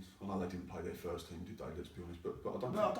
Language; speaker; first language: English; native; English